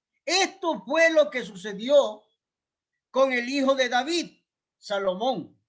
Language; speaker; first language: Spanish; native; Spanish